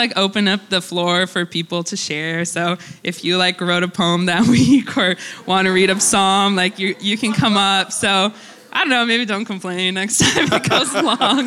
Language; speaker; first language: English; early bilingual, other home language; Russian